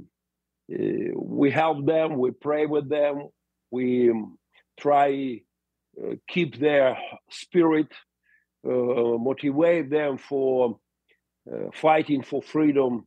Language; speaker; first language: English; non-native, learner; Russian